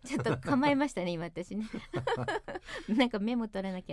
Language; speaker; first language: Japanese; native; Japanese